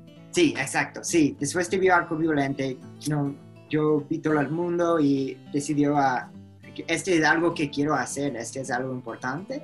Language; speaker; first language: Spanish; non-native, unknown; English